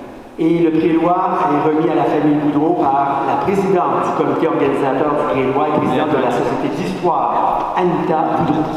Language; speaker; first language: French; native; French